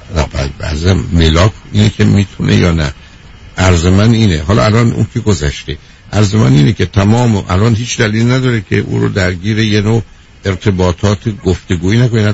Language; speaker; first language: Persian; native; Persian